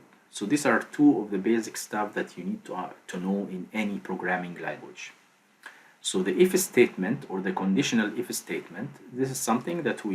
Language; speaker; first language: English; non-native, fluent; Arabic